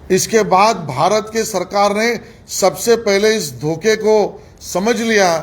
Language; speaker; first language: Hindi; non-native, local second language; Marathi